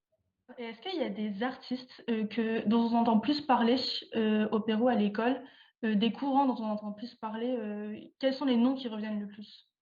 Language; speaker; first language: French; native; French